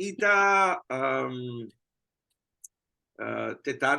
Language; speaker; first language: Greek; non-native, learner; Spanish